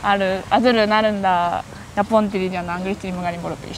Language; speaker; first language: Kyrgyz; non-native, learner; Japanese